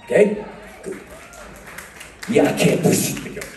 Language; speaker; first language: Japanese; native; Japanese